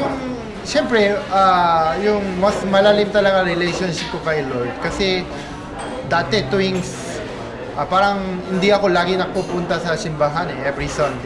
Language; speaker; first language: Filipino; non-native, fluent; Korean